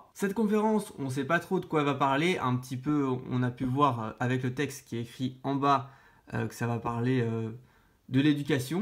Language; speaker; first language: French; native; French